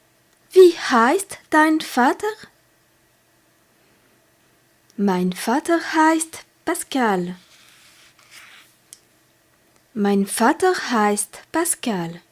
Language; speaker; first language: German; non-native, fluent; French